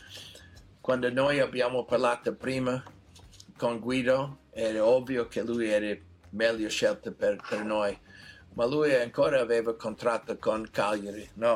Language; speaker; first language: Italian; non-native, learner; English